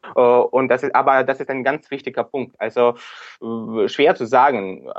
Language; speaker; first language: German; non-native, fluent; Ukrainian